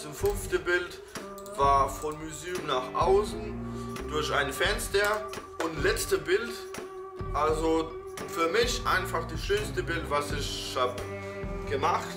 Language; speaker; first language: German; non-native, fluent; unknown